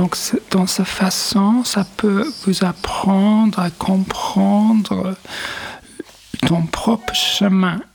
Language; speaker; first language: French; non-native, fluent; English